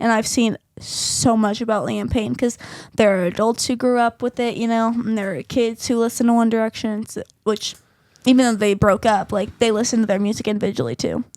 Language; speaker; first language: English; native; English